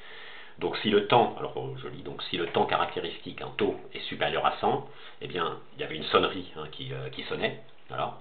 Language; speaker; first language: French; native; French